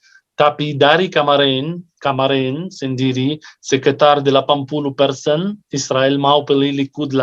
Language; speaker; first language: Indonesian; non-native, fluent; Arabic